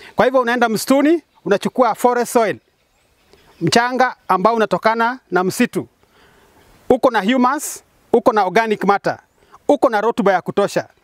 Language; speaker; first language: Swahili; non-native, local second language; Kikuyu